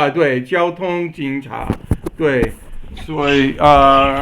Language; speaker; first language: Chinese; non-native, learner; English